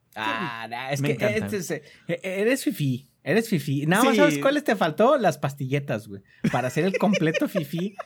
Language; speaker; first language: Spanish; native; Spanish